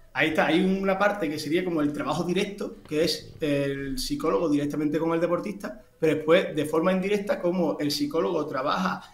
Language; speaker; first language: Spanish; native; Spanish